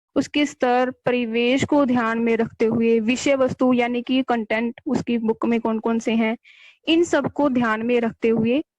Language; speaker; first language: Hindi; non-native, local second language; Punjabi